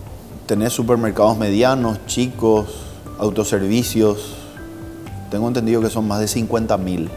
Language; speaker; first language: Spanish; native; Spanish